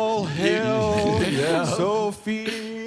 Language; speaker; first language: English; native; English